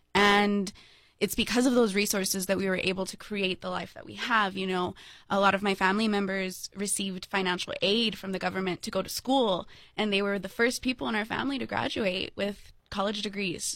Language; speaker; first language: English; native; English